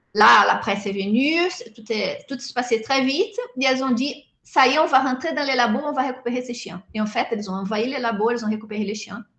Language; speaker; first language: French; non-native, fluent; Portuguese